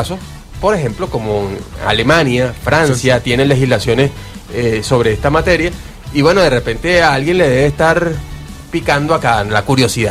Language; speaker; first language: Spanish; native; Spanish